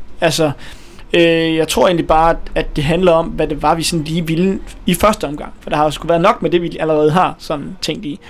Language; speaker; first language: Danish; native; Danish